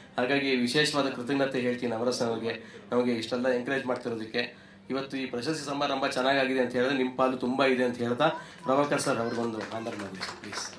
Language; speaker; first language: Kannada; native; Kannada